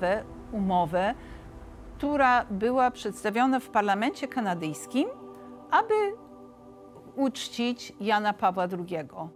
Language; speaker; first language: Polish; early bilingual, heritage; English